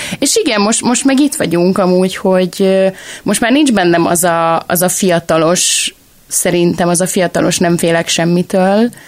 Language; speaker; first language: Hungarian; early bilingual, other home language; Bulgarian